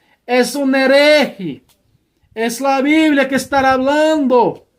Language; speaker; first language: Spanish; non-native, learner; Portuguese